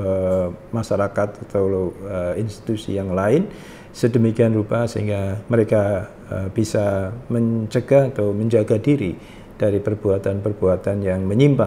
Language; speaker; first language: Indonesian; native; Indonesian